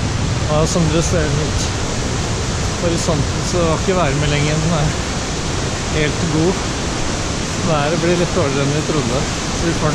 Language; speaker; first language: Norwegian; native; Norwegian